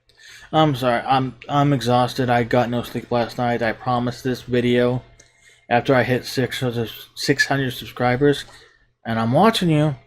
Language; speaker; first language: English; native; English